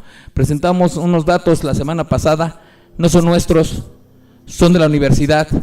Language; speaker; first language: Spanish; native; Spanish